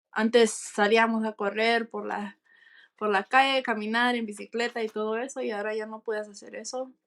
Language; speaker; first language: Spanish; early bilingual, heritage; Spanish